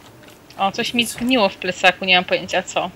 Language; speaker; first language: Polish; native; Polish